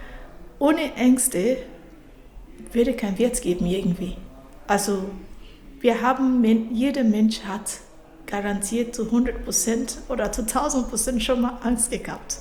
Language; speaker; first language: German; non-native, fluent; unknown